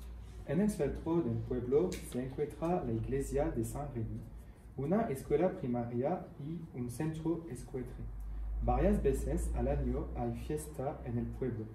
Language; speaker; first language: Spanish; non-native, learner; French